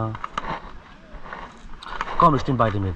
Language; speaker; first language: German; non-native, learner; Turkish